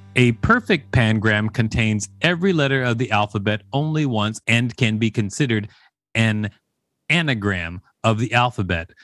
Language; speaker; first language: English; native; English